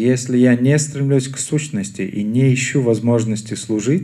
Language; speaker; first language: Russian; native; Russian